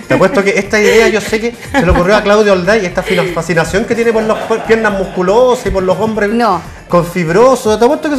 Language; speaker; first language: Spanish; native; Spanish